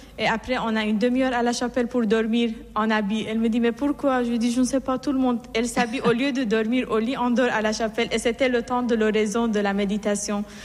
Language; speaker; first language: French; non-native, fluent; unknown